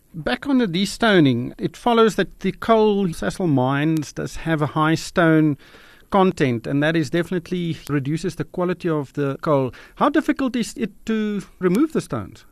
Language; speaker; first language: English; non-native, local second language; Afrikaans